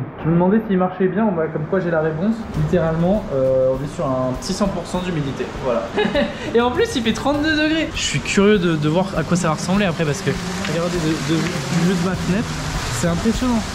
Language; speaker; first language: French; native; French